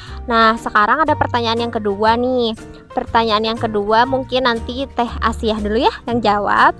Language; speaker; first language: Indonesian; native; Indonesian